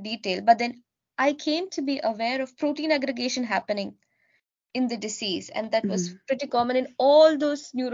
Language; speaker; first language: English; non-native, local second language; Malayalam